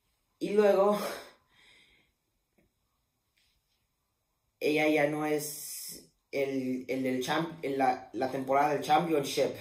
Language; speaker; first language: Spanish; early bilingual, heritage; Spanish